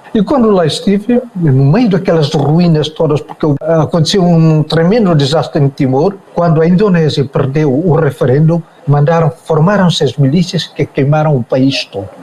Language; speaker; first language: Portuguese; non-native, local second language; Tetum